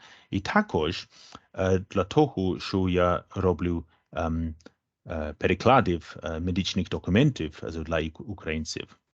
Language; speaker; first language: Ukrainian; non-native, fluent; English